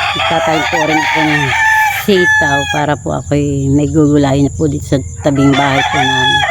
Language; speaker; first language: Filipino; native; Filipino